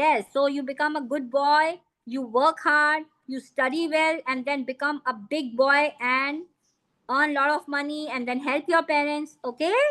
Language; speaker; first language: English; non-native, fluent; Hindi